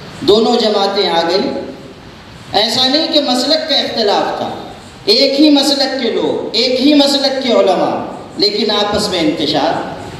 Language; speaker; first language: Urdu; native; Urdu